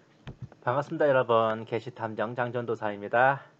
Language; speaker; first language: Korean; native; Korean